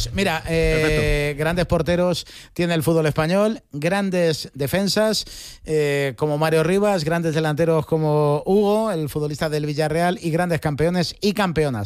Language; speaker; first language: Spanish; native; Spanish